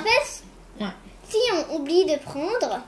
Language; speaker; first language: French; early bilingual, heritage; French